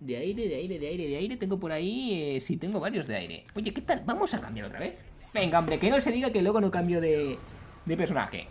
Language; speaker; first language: Spanish; native; Spanish